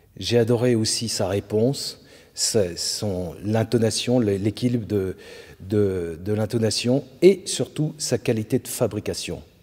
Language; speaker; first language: French; native; French